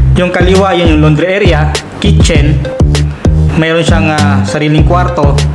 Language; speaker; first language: Filipino; non-native, local second language; Waray